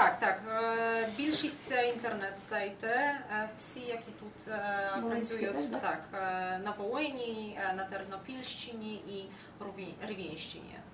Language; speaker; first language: Ukrainian; non-native, fluent; Polish